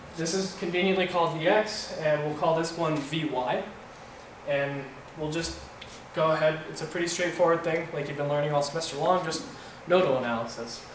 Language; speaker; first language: English; native; English